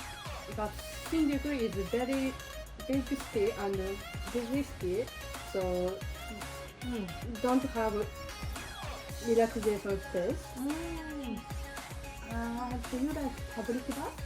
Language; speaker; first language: English; non-native, learner; Japanese